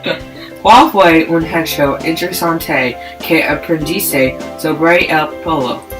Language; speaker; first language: Spanish; non-native, learner; English